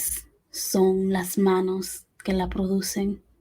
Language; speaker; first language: Spanish; early bilingual, heritage; Spanish